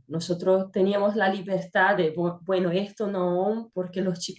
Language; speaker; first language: Spanish; non-native, fluent; Portuguese